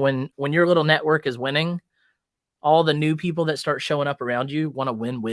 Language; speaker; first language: English; native; English